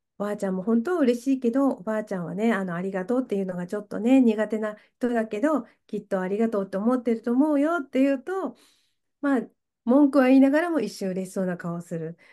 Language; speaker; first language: Japanese; native; Japanese